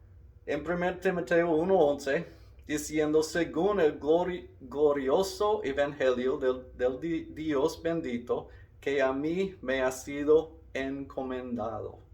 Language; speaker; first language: Spanish; non-native, learner; English